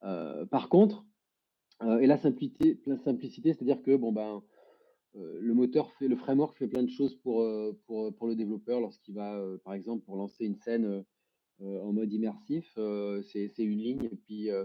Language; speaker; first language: French; native; French